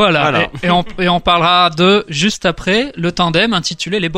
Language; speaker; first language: French; native; French